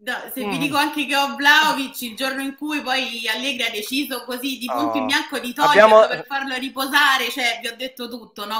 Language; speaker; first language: Italian; native; Italian